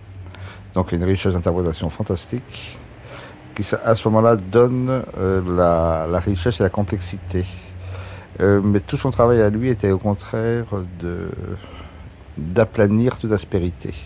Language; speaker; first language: French; native; French